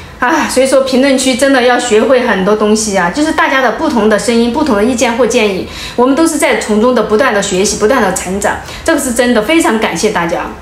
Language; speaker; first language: Chinese; native; Chinese